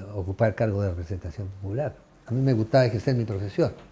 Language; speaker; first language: Spanish; native; Spanish